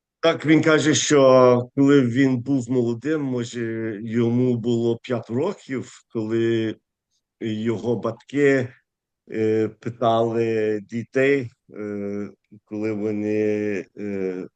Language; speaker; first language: Ukrainian; early bilingual, heritage; Ukrainian